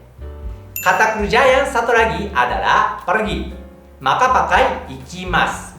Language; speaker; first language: Indonesian; non-native, fluent; Japanese